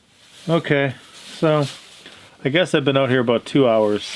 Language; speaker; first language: English; native; English